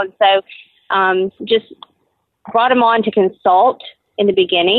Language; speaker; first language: English; native; English